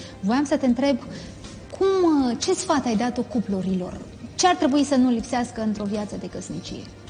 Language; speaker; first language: Romanian; native; Romanian